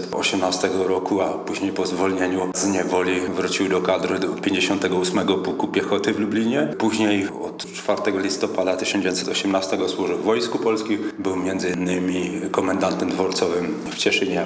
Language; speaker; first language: Polish; native; Polish